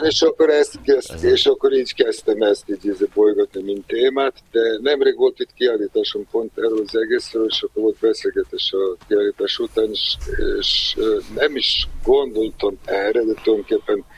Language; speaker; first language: Hungarian; non-native, fluent; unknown